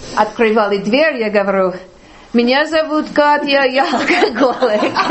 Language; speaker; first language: Russian; non-native, learner; English